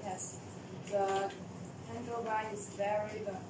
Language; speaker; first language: English; non-native, learner; Chinese